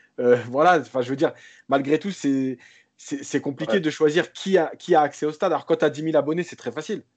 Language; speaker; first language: French; native; French